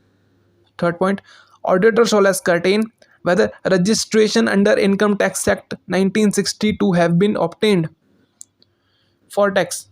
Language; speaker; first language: English; non-native, local second language; Hindi